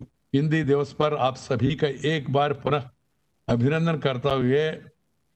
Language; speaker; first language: Hindi; non-native, local second language; Telugu